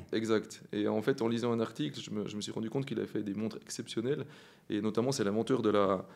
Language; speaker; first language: French; native; French